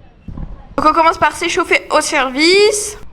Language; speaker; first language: French; native; French